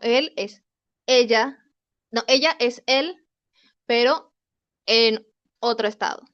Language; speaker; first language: Spanish; native; Spanish